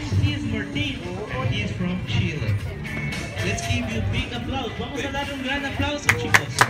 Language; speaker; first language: English; non-native, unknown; Spanish